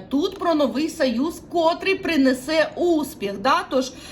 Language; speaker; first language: Ukrainian; non-native, local second language; Russian